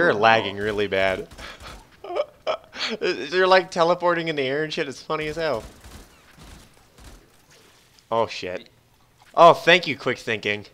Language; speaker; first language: English; native; English